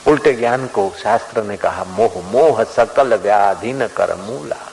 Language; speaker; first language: Hindi; non-native, local second language; Sindhi